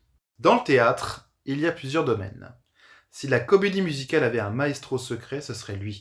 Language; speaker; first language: French; native; French